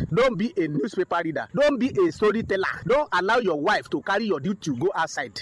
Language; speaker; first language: Nigerian Pidgin; non-native, local second language; Yoruba